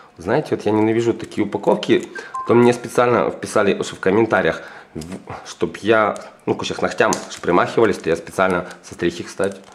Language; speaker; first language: Russian; non-native, local second language; Ukrainian